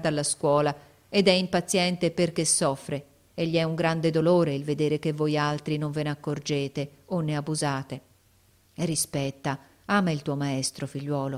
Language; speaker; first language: Italian; native; Italian